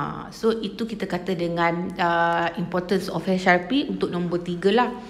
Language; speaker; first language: Malay; native; Malay